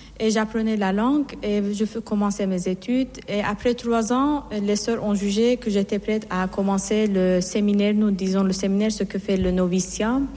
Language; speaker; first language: French; non-native, fluent; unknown